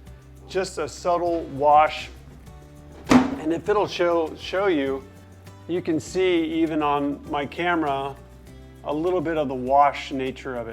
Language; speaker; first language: English; native; English